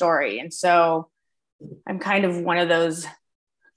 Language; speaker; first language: English; native; English